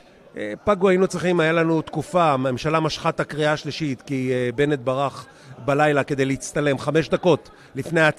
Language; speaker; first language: Hebrew; native; Hebrew